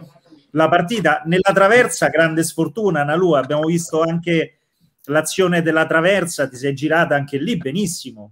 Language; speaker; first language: Italian; native; Italian